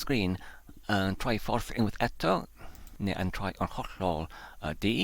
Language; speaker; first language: Welsh; non-native, learner; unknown